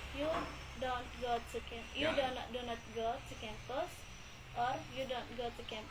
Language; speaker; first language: English; non-native, learner; Indonesian